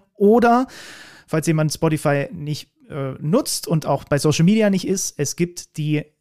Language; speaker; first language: German; native; German